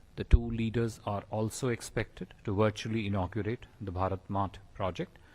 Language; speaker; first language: English; non-native, local second language; Hindi